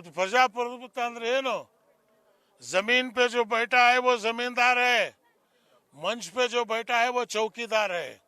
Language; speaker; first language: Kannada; non-native, local second language; Urdu